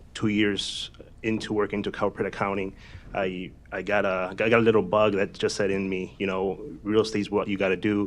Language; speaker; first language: English; native; English